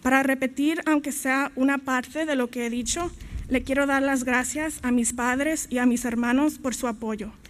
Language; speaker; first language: Spanish; early bilingual, heritage; Spanish